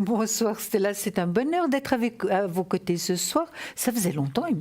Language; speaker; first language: French; native; French